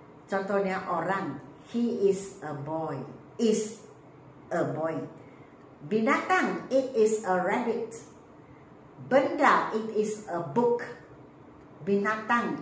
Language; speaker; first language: English; non-native, local second language; Malay